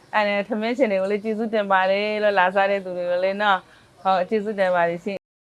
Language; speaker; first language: Burmese; native; Burmese